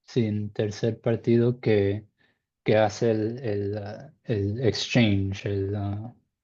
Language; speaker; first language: Spanish; non-native, learner; English